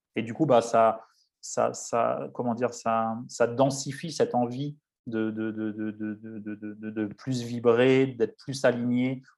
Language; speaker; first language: French; native; French